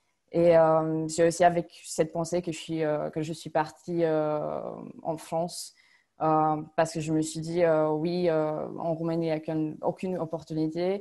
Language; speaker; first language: French; non-native, fluent; Romanian